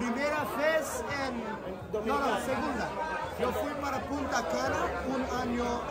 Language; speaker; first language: Spanish; non-native, learner; Portuguese